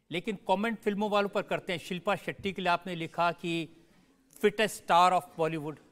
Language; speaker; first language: Hindi; native; Hindi